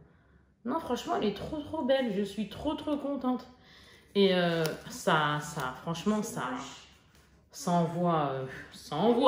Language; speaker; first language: French; native; French